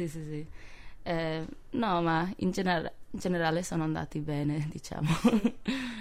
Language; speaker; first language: Italian; non-native, fluent; English